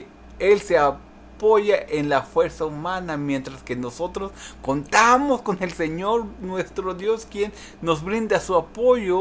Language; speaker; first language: Spanish; early bilingual, heritage; Spanish